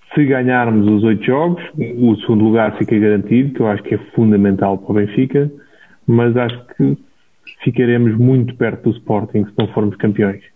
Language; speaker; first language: Portuguese; native; Portuguese